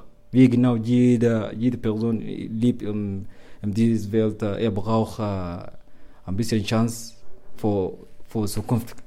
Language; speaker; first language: German; non-native, learner; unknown